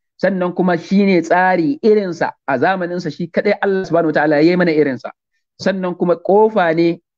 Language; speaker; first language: Hausa; native; Hausa